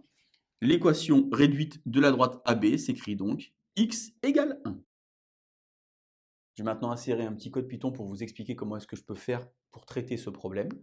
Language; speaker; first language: French; native; French